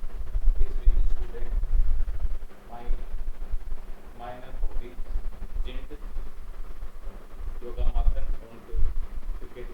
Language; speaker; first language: German; non-native, learner; Hindi